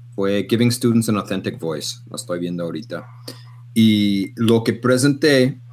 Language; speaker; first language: Spanish; non-native, fluent; English